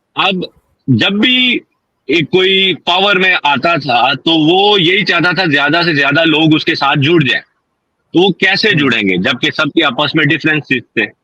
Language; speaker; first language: Urdu; non-native, local second language; Punjabi